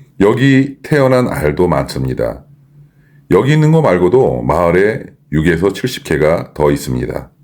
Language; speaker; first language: Korean; native; Korean